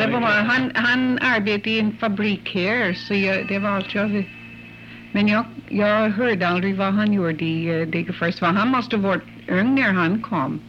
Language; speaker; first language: Swedish; early bilingual, heritage; English